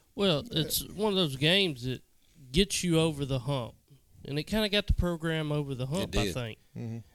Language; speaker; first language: English; native; English